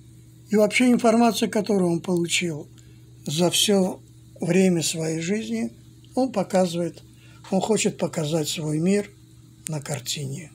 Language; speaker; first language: Russian; non-native, fluent; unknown